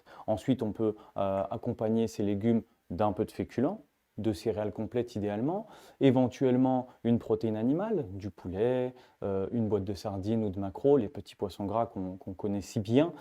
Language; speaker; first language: French; native; French